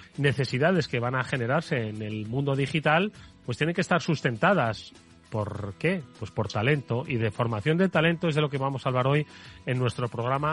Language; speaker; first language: Spanish; native; Spanish